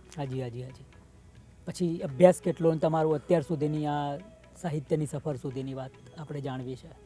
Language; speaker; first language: Gujarati; native; Gujarati